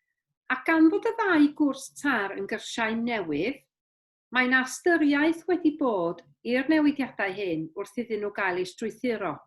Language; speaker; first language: Welsh; native; Welsh